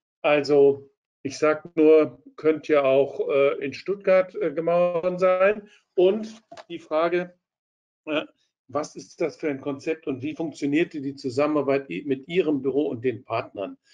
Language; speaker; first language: German; native; German